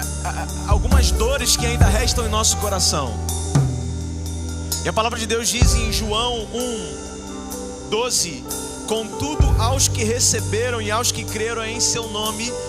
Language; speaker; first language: Portuguese; native; Portuguese